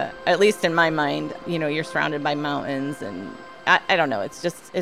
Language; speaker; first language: English; native; English